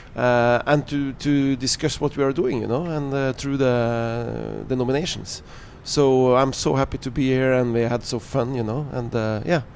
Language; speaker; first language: English; non-native, fluent; Norwegian